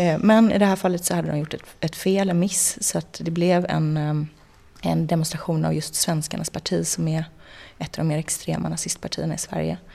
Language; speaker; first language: Swedish; native; Swedish